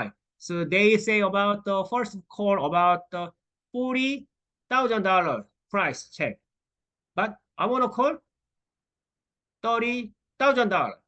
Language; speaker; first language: English; non-native, learner; Korean